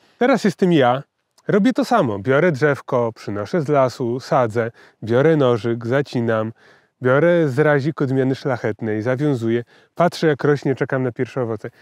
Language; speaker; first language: Polish; native; Polish